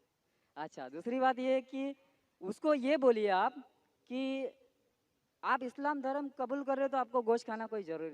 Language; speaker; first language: Hindi; non-native, local second language; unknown